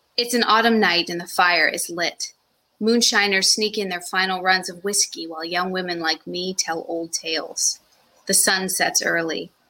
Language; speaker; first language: English; native; English